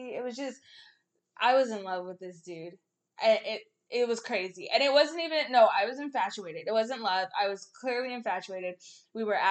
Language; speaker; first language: English; native; English